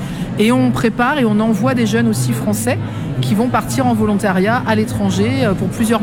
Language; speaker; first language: French; native; French